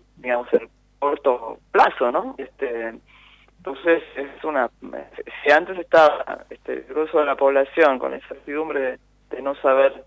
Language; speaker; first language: Spanish; native; Spanish